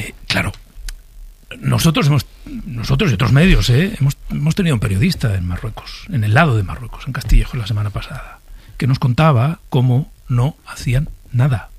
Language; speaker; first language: Spanish; native; Spanish